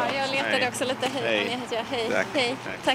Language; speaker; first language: Swedish; non-native, learner; Arabic